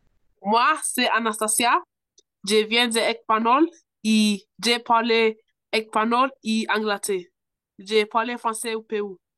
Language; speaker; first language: French; non-native, learner; Spanish